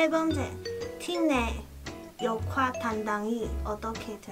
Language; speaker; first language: Korean; non-native, learner; Chinese